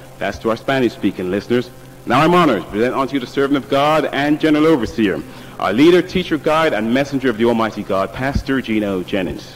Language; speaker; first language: English; native; English